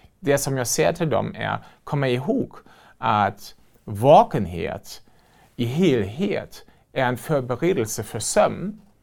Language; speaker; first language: Swedish; non-native, fluent; German